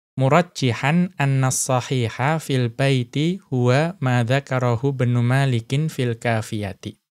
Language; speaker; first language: Arabic; non-native, fluent; Indonesian